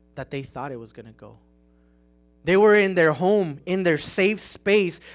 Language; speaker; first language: English; non-native, fluent; Spanish